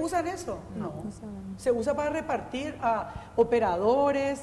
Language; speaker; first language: Spanish; native; Spanish